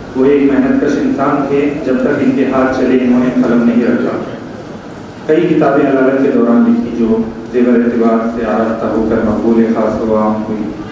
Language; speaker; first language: Urdu; native; Urdu